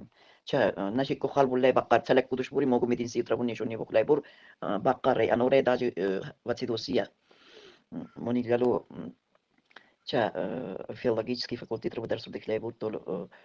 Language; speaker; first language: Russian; non-native, local second language; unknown